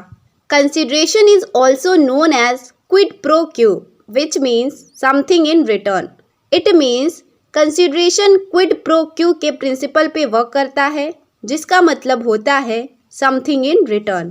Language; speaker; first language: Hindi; native; Hindi